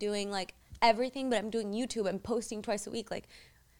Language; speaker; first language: English; early bilingual, other home language; Spanish